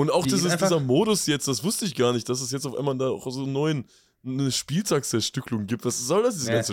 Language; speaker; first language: German; native; German